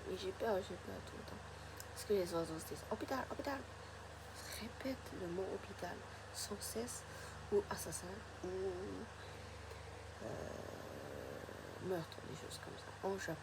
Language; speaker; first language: French; non-native, fluent; Japanese